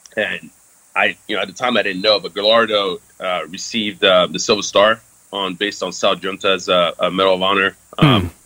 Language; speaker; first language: English; early bilingual, other home language; French